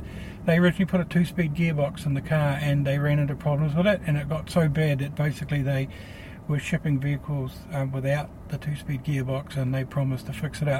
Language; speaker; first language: English; native; English